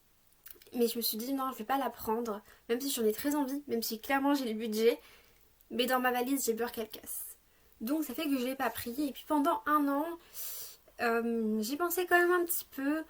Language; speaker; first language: French; native; French